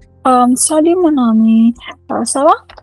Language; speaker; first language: French; non-native, learner; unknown